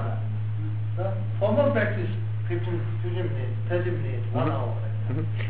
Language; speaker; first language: Russian; non-native, learner; Tibetan